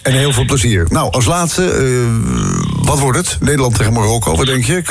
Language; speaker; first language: Dutch; native; Dutch